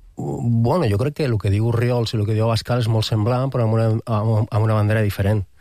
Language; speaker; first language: Catalan; non-native, local second language; Spanish